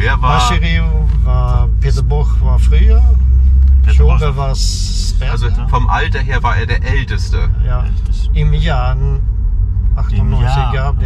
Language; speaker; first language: German; non-native, learner; Swedish